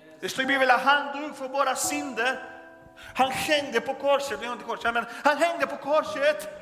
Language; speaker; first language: Swedish; non-native, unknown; Spanish